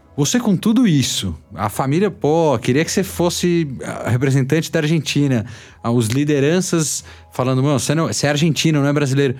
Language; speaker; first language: Portuguese; native; Portuguese